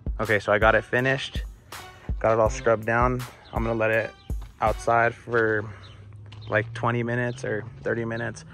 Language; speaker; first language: English; native; English